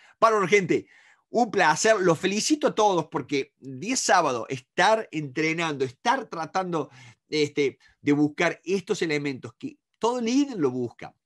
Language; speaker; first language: Spanish; native; Spanish